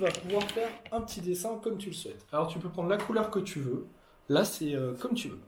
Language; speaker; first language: French; native; French